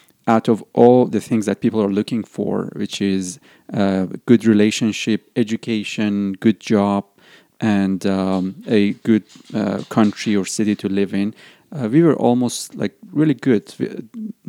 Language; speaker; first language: English; non-native, fluent; Persian